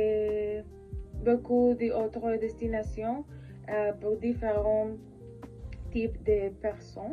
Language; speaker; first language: French; non-native, learner; Spanish